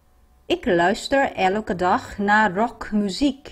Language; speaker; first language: Dutch; non-native, learner; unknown